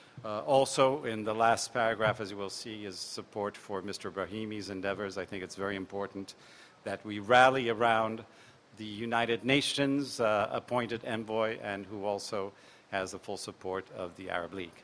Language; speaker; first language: English; non-native, fluent; Portuguese